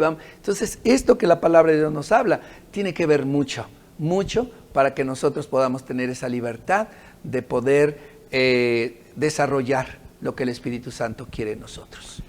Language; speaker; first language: Spanish; native; Spanish